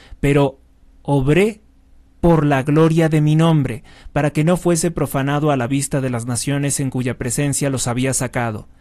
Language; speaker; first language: Spanish; native; Spanish